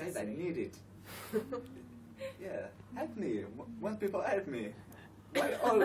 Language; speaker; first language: English; non-native, learner; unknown